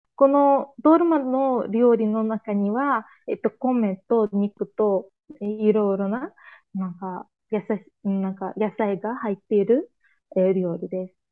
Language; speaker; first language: Japanese; non-native, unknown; Azerbaijani